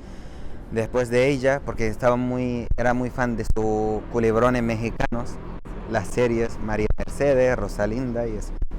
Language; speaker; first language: Spanish; non-native, fluent; Arabic